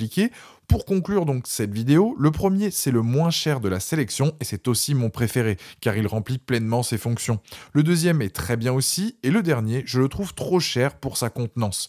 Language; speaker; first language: French; native; French